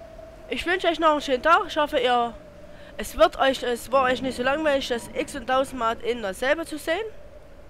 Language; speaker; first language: German; native; German